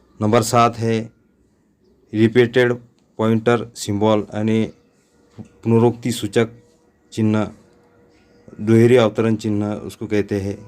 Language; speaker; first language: Hindi; non-native, local second language; Urdu